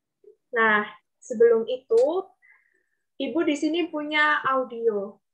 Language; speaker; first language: Indonesian; native; Indonesian